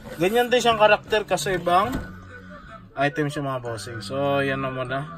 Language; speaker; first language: Filipino; native; Filipino